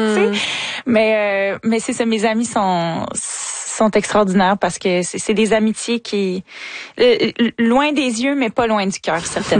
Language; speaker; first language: French; native; French